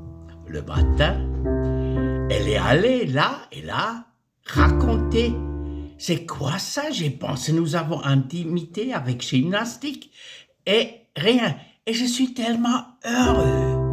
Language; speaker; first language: French; non-native, fluent; German